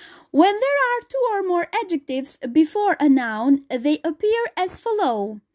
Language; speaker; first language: English; non-native, fluent; Albanian